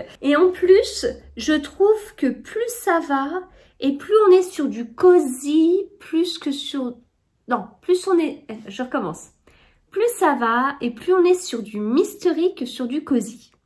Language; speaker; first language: French; native; French